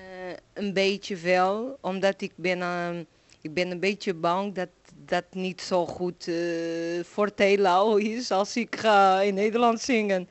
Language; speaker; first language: Dutch; non-native, fluent; Portuguese